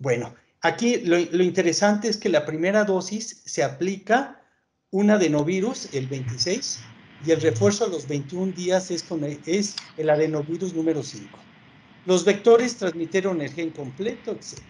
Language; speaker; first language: Spanish; native; Spanish